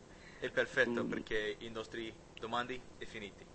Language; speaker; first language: Italian; non-native, learner; English